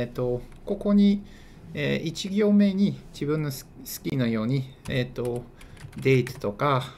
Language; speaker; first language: Japanese; non-native, fluent; English